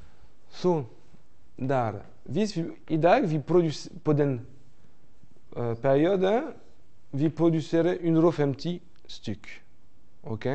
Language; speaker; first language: Norwegian; non-native, learner; French